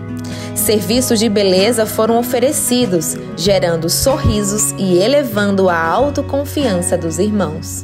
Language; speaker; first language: Portuguese; native; Portuguese